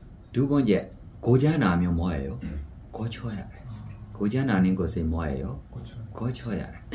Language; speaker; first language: Korean; non-native, fluent; Burmese